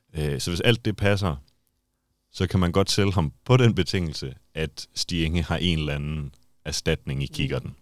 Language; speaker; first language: Danish; native; Danish